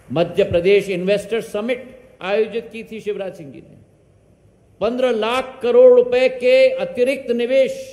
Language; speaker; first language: Hindi; native; Hindi